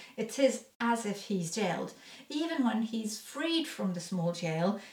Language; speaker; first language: English; non-native, fluent; French